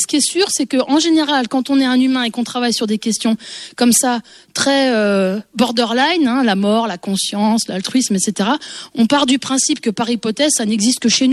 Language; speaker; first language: French; native; French